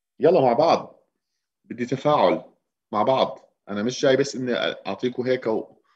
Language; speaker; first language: Arabic; native; Arabic